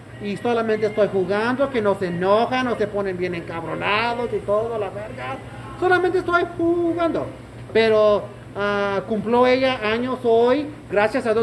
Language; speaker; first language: Spanish; early bilingual, other home language; English